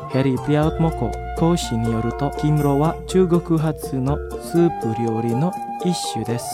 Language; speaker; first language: Japanese; non-native, fluent; Indonesian